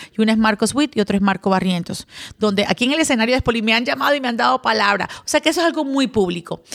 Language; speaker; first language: Spanish; early bilingual, other home language; English